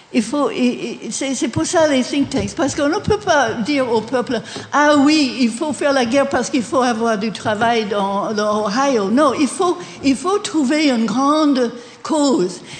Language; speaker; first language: French; non-native, fluent; English